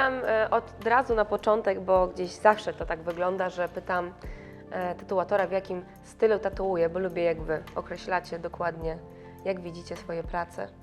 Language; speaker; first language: Polish; native; Polish